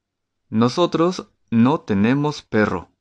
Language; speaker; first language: Spanish; non-native, fluent; Japanese